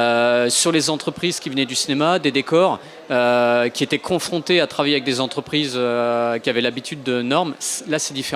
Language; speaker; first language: French; native; French